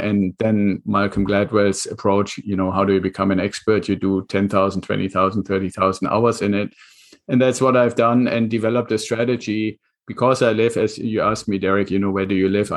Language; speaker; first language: English; non-native, fluent; German